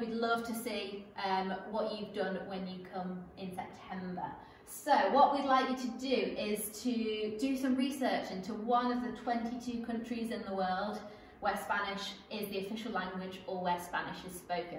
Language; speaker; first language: English; native; English